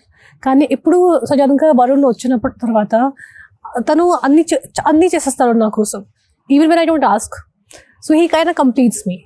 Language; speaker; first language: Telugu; non-native, local second language; Hindi